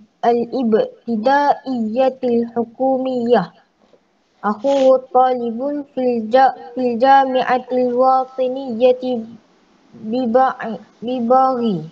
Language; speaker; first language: Arabic; non-native, learner; Malay